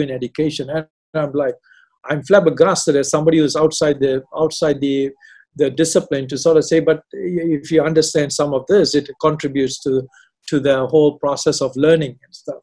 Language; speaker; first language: English; non-native, local second language; Tamil